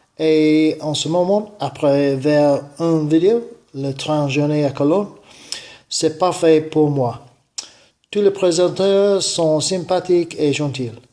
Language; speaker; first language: French; non-native, learner; English